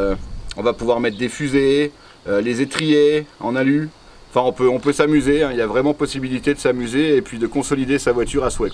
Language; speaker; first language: French; native; French